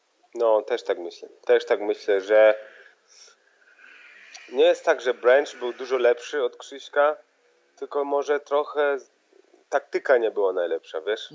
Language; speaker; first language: Polish; early bilingual, heritage; Polish